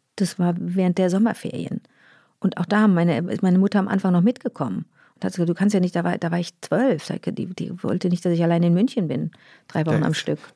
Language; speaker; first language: German; native; German